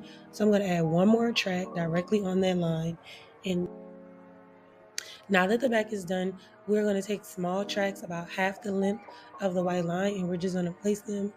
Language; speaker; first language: English; native; English